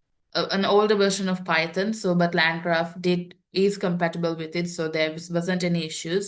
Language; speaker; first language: English; non-native, local second language; Sinhala